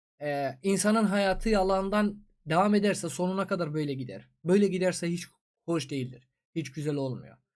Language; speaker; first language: Turkish; non-native, fluent; Persian